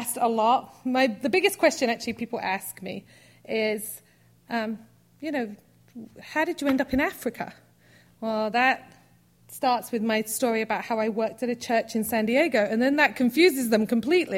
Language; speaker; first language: English; native; English